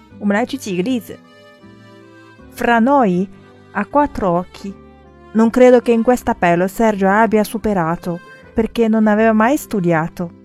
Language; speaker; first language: Italian; non-native, fluent; Chinese